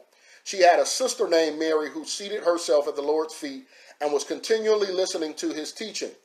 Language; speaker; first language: English; native; English